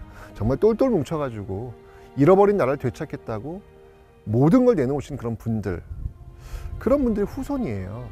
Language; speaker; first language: Korean; native; Korean